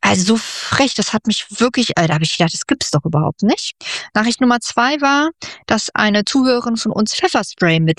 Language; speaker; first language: German; native; German